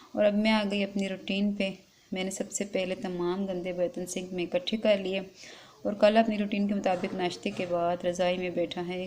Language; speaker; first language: Urdu; non-native, local second language; Northern Hindko